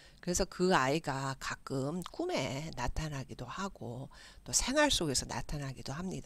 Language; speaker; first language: Korean; native; Korean